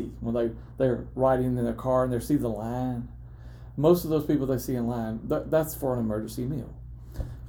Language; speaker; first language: English; native; English